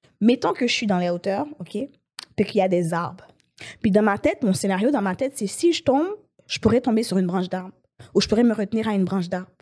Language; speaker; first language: French; native; French